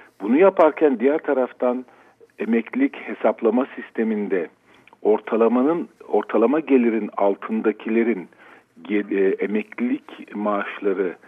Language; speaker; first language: Turkish; native; Turkish